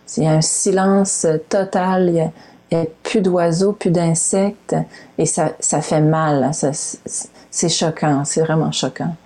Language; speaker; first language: French; native; French